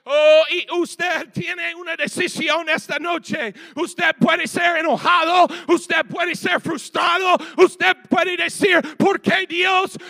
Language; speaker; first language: Spanish; non-native, fluent; English